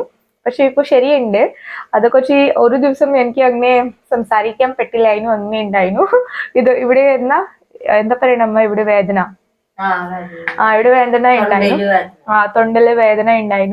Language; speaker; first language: Malayalam; non-native, learner; Hindi